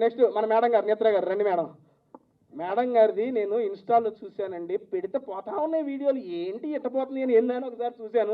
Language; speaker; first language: Telugu; native; Telugu